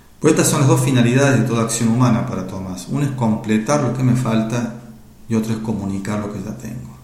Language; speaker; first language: Spanish; native; Spanish